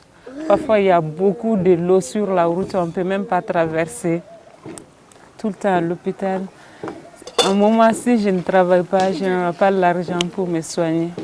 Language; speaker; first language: French; non-native, local second language; Bambara